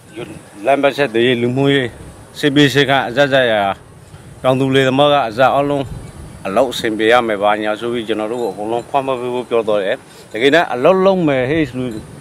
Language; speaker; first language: Burmese; native; Burmese